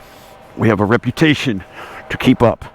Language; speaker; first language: English; native; English